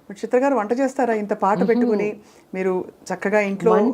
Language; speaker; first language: Telugu; native; Telugu